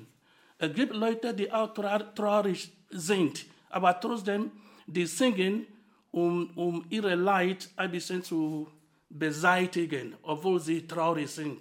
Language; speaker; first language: German; non-native, fluent; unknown